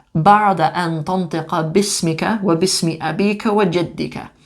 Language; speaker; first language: Arabic; non-native, fluent; English